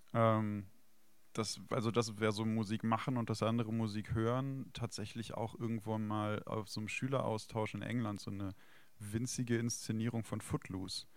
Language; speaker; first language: German; native; German